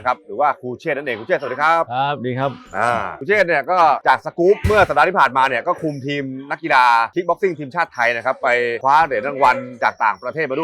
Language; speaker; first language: Thai; native; Thai